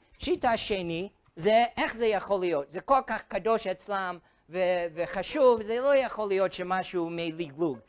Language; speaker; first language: Hebrew; non-native, fluent; English